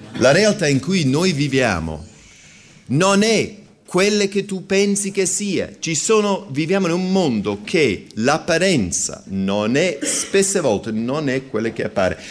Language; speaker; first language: Italian; non-native, fluent; English